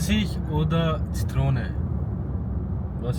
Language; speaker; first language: German; early bilingual, other home language; Bosnian